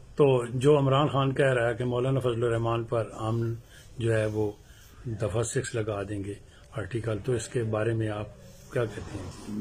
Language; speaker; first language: Urdu; non-native, local second language; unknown